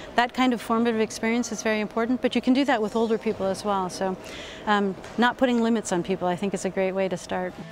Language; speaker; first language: English; native; English